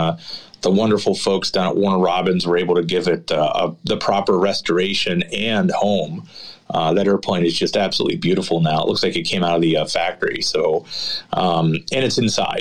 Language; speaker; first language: English; native; English